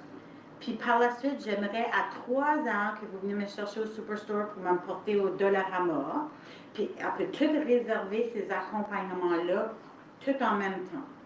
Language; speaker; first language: French; native; French